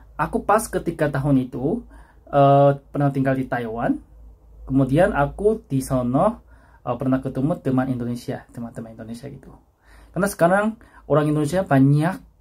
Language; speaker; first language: Indonesian; non-native, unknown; Korean